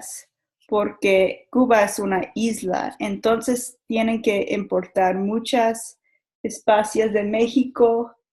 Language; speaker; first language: Spanish; non-native, learner; English